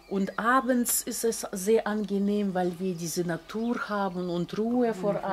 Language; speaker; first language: German; non-native, fluent; Russian